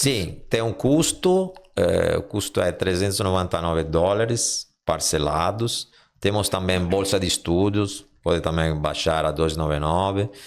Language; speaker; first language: Portuguese; non-native, fluent; Italian